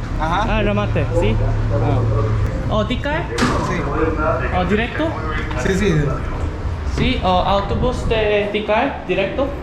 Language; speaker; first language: Spanish; non-native, learner; Korean